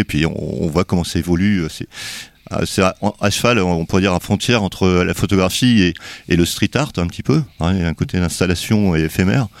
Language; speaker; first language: French; native; French